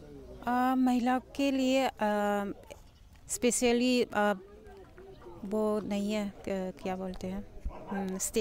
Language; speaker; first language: Hindi; non-native, local second language; Manipuri